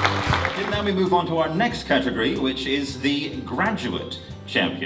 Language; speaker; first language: English; native; English